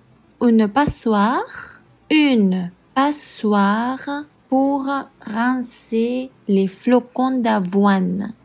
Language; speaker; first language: French; non-native, fluent; Spanish